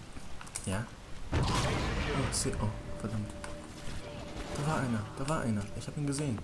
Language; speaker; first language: German; native; German